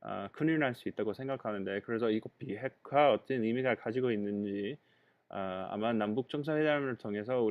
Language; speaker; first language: Korean; non-native, fluent; English